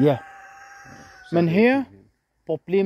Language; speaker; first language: Danish; non-native, learner; Arabic